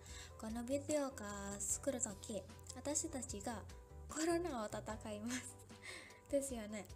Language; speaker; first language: Japanese; non-native, learner; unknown